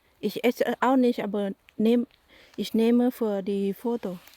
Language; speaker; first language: German; non-native, learner; Thai